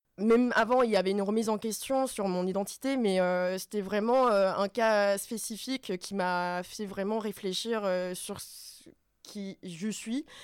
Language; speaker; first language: French; non-native, fluent; Korean